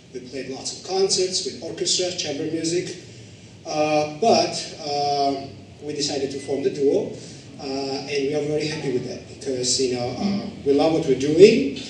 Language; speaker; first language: English; non-native, fluent; Georgian